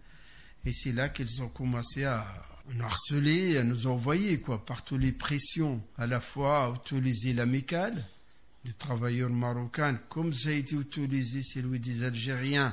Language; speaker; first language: French; non-native, fluent; Arabic